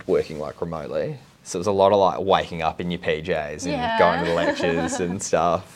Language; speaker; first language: English; native; English